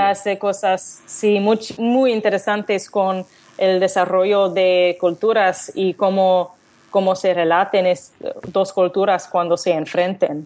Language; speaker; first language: Spanish; non-native, learner; English